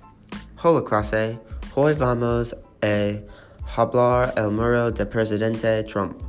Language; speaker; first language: Spanish; non-native, learner; English